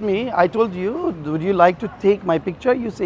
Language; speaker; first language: English; non-native, learner; Persian